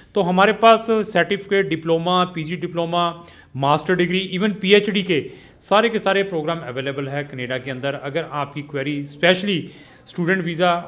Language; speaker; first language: Hindi; non-native, local second language; Punjabi